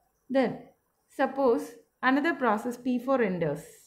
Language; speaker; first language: English; non-native, local second language; Malayalam